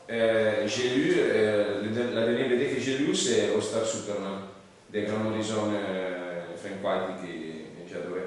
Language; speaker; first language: French; non-native, learner; Italian